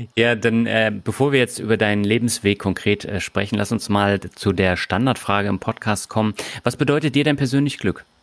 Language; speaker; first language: German; native; German